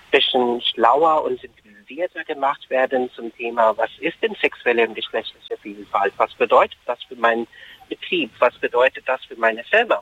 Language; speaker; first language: German; non-native, fluent; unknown